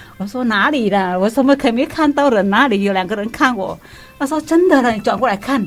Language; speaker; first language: Chinese; non-native, fluent; Vietnamese